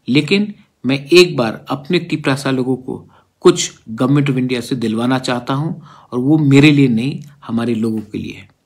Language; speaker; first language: Hindi; non-native, local second language; Kok Borok